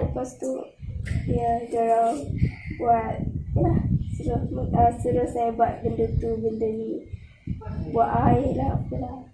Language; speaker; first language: Malay; native; Malay